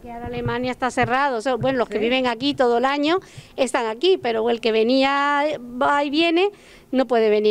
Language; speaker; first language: Spanish; native; Spanish